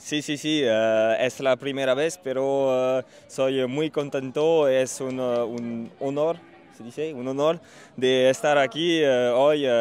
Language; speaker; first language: Spanish; non-native, learner; French